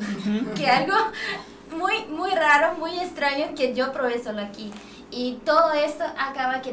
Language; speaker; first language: Spanish; non-native, fluent; Portuguese